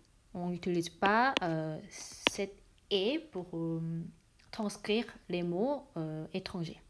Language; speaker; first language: French; non-native, fluent; Korean